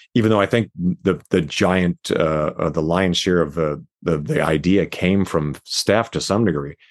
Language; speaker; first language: English; native; English